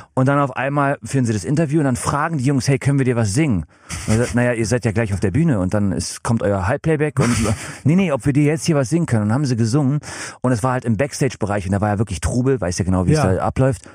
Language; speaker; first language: German; non-native, fluent; English